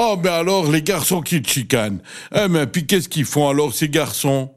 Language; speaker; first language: French; native; French